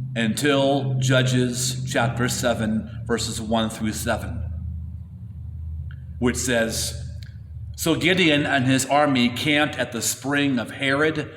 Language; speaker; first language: English; native; English